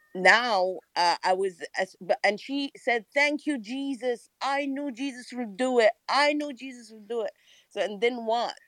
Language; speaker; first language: English; non-native, fluent; Arabic